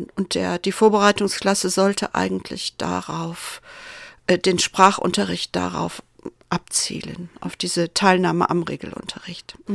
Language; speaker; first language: German; native; German